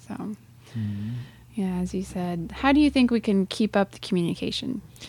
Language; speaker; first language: English; native; English